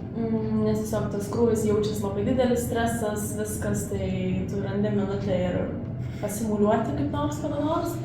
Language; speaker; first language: Lithuanian; native; Lithuanian